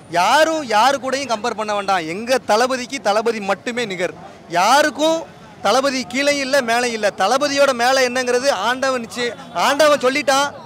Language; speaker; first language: Tamil; native; Tamil